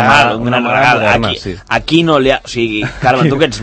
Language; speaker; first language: Catalan; native; Catalan